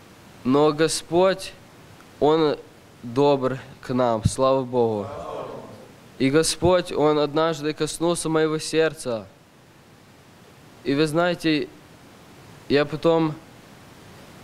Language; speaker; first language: Russian; early bilingual, heritage; Russian